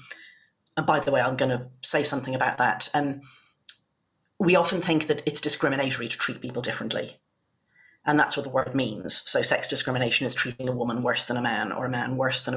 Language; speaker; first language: English; native; English